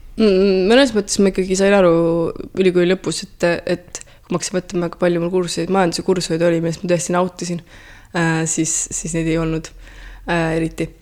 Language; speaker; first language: Estonian; early bilingual, heritage; Estonian